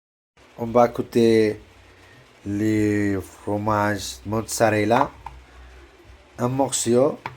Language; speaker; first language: French; non-native, learner; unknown